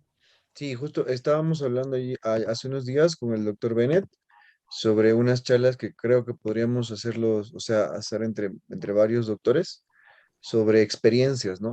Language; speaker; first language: Spanish; native; Spanish